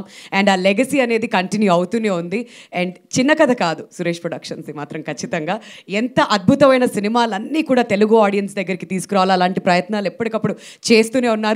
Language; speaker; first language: Telugu; native; Telugu